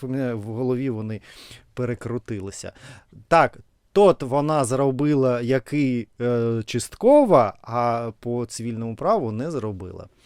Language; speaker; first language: Ukrainian; non-native, learner; Russian